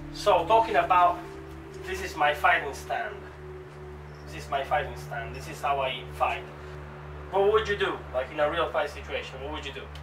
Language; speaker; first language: English; non-native, fluent; Italian